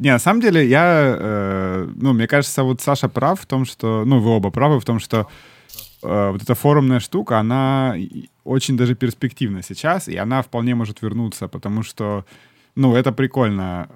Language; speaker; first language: Russian; native; Russian